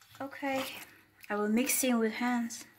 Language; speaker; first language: English; non-native, learner; Indonesian